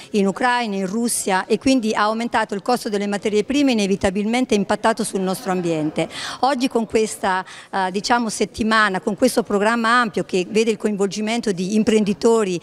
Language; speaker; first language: Italian; native; Italian